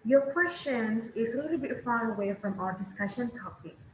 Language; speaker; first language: English; non-native, fluent; Indonesian